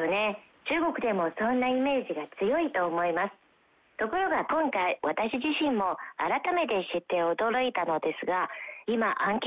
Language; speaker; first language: Japanese; non-native, fluent; Chinese